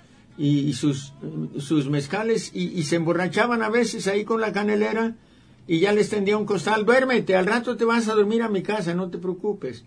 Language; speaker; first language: Spanish; native; Spanish